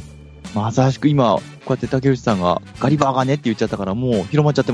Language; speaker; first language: Japanese; native; Japanese